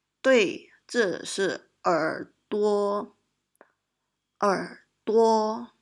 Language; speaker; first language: Chinese; non-native, local second language; Malay